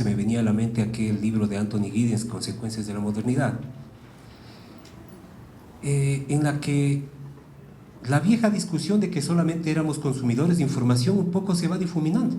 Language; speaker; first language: Spanish; native; Spanish